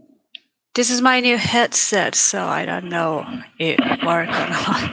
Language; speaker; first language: English; non-native, learner; Japanese